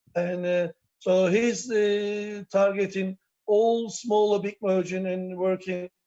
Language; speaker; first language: English; non-native, learner; Turkish